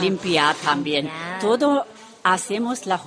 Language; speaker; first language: Spanish; non-native, learner; Romanian